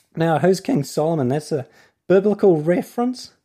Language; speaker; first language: English; native; English